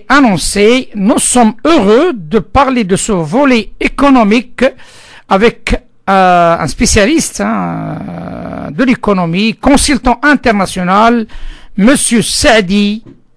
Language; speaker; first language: French; non-native, local second language; Arabic